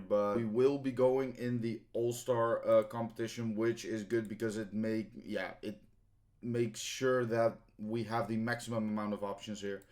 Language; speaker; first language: English; non-native, fluent; Dutch